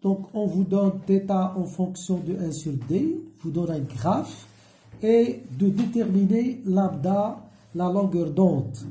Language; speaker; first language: French; non-native, local second language; Arabic